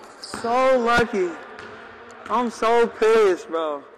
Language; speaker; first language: English; native; English